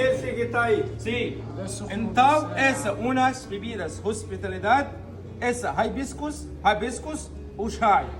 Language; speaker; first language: Portuguese; non-native, learner; Arabic